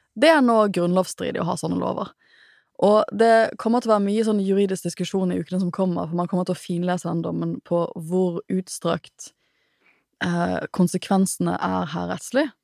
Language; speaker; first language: Norwegian; native; Norwegian